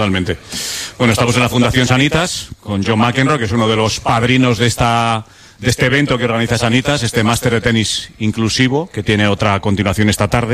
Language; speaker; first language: Spanish; native; Spanish